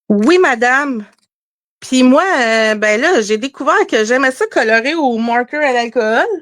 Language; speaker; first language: French; native; French